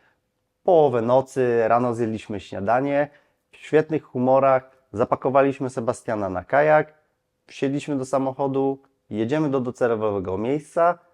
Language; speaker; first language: Polish; native; Polish